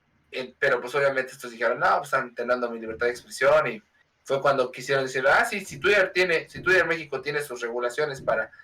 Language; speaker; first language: Spanish; native; Spanish